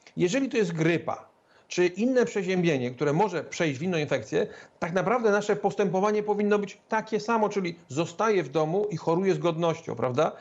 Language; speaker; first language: Polish; native; Polish